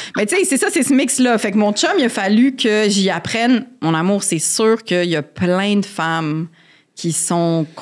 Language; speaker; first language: French; native; French